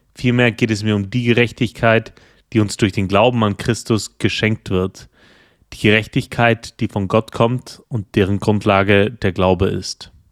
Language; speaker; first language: German; native; German